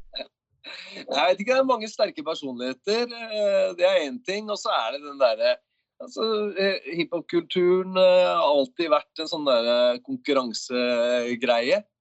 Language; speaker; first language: Norwegian; native; Norwegian